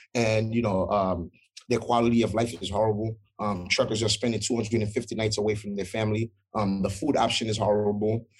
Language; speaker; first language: English; early bilingual, other home language; Haitian Creole